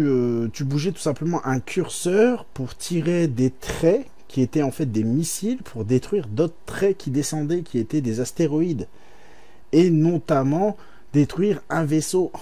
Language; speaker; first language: French; native; French